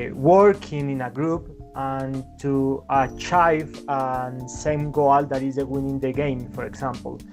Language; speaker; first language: English; non-native, learner; Spanish